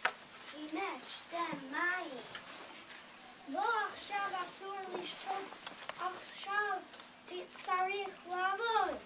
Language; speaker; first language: Hebrew; non-native, learner; English